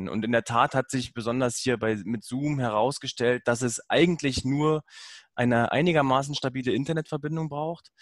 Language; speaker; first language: German; native; German